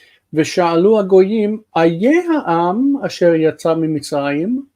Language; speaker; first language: Hebrew; non-native, fluent; English